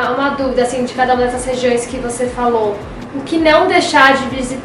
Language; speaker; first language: Portuguese; native; Portuguese